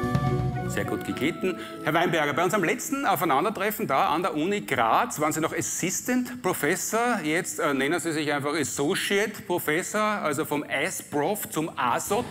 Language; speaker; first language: German; native; German